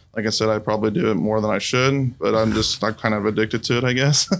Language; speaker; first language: English; native; English